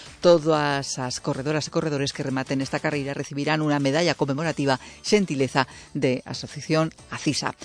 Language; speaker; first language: Galician; native; Galician